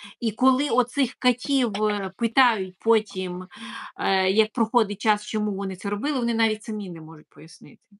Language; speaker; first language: Ukrainian; non-native, local second language; Russian